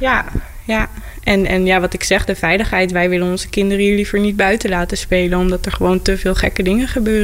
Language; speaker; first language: Dutch; native; Dutch